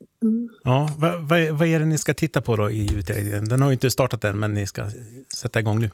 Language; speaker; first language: Swedish; native; Swedish